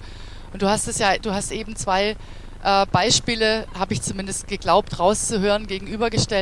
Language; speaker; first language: German; native; German